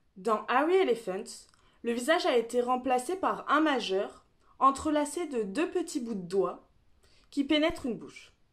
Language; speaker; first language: French; native; French